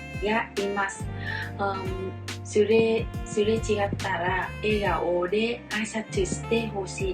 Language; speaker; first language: Japanese; non-native, learner; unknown